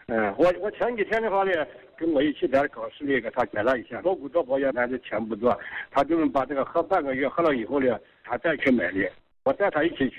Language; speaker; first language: Chinese; native; Chinese